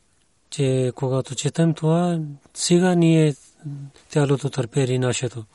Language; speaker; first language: Bulgarian; non-native, learner; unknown